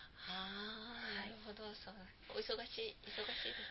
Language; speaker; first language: Japanese; native; Japanese